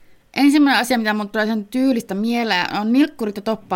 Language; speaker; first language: Finnish; native; Finnish